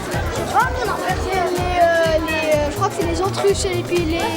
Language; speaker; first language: French; native; French